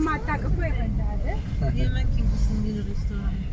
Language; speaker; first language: Arabic; non-native, learner; Amharic